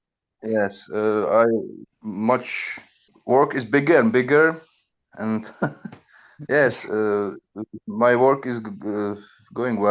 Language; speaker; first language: English; non-native, learner; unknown